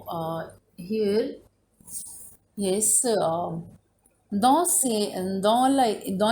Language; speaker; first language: French; non-native, learner; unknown